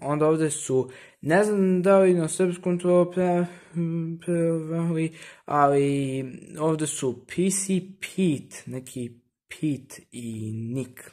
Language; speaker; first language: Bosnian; early bilingual, heritage; Bosnian